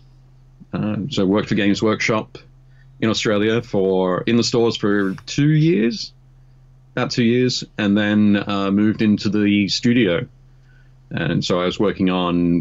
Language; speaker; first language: English; native; English